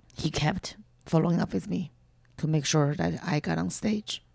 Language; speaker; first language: English; non-native, fluent; Chinese